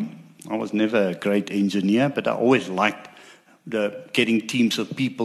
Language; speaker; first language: English; non-native, local second language; Afrikaans